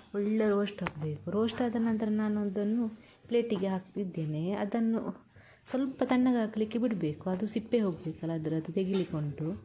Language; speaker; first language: Kannada; non-native, local second language; Tulu